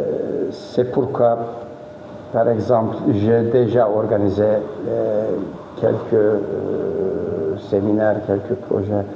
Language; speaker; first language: French; non-native, fluent; Turkish